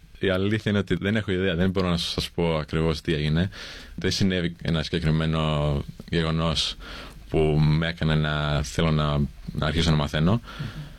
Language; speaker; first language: Greek; early bilingual, heritage; English